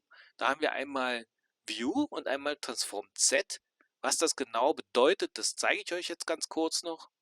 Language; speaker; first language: German; native; German